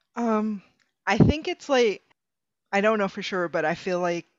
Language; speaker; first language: English; early bilingual, other home language; Spanish